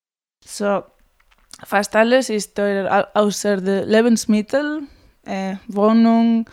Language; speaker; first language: German; non-native, fluent; Spanish